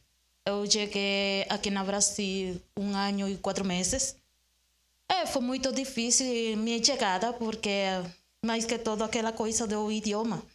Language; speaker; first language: Portuguese; non-native, learner; Spanish